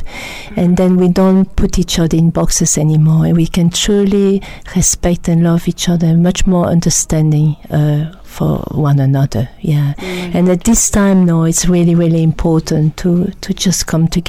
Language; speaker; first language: English; non-native, fluent; French